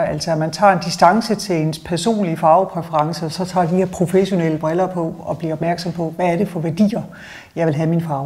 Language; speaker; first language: Danish; native; Danish